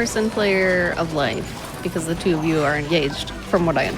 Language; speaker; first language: English; native; English